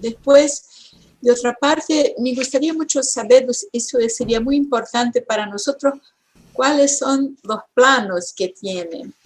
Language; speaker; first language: Spanish; non-native, fluent; Portuguese